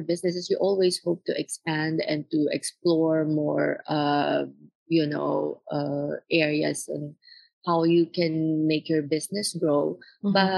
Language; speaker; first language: English; non-native, local second language; Filipino